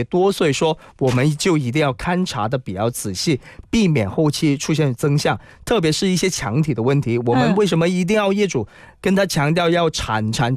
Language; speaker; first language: Chinese; native; Chinese